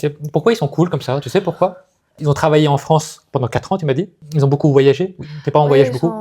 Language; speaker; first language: French; native; French